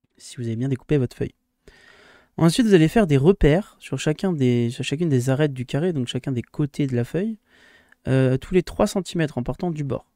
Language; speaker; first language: French; native; French